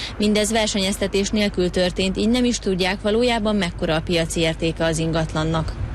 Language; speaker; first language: Hungarian; native; Hungarian